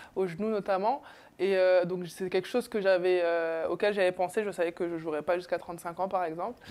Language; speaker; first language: French; native; French